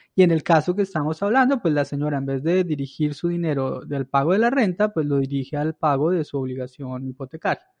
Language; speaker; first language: Spanish; native; Spanish